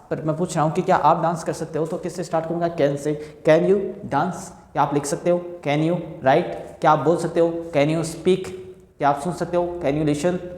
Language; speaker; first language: Hindi; native; Hindi